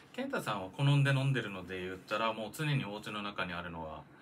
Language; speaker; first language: Japanese; native; Japanese